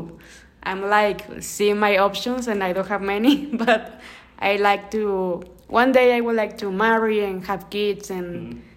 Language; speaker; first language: English; non-native, learner; Spanish